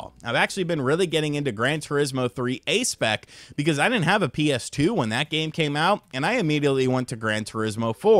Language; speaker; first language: English; native; English